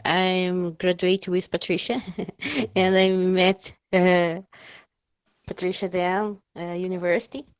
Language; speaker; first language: English; non-native, fluent; Portuguese